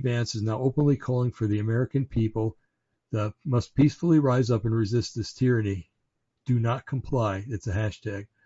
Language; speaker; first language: English; native; English